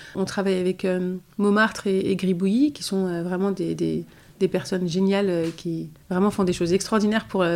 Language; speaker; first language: French; native; French